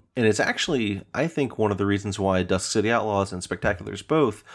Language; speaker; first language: English; native; English